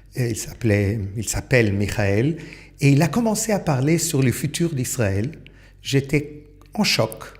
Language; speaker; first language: French; non-native, fluent; Portuguese